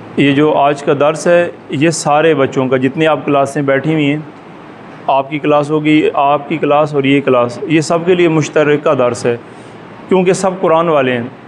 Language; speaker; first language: Urdu; native; Urdu